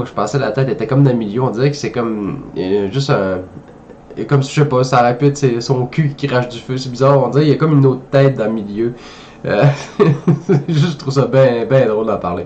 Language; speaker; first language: French; native; French